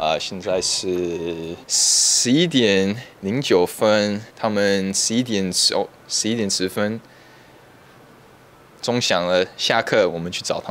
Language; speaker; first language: Chinese; early bilingual, heritage; English